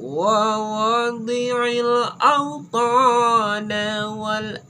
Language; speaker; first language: Arabic; non-native, learner; Indonesian